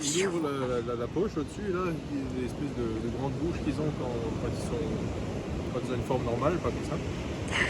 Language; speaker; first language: French; native; French